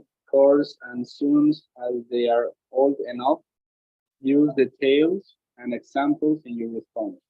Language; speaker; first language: English; non-native, learner; Spanish